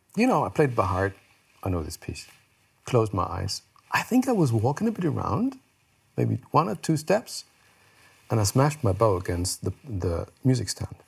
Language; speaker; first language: English; non-native, fluent; German